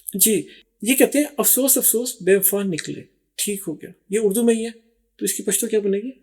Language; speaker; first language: Urdu; native; Urdu